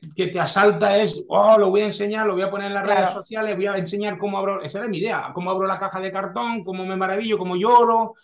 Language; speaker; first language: Spanish; early bilingual, heritage; French